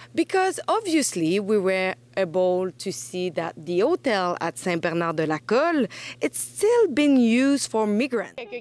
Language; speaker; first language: English; non-native, fluent; French